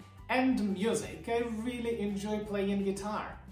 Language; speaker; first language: English; non-native, fluent; Arabic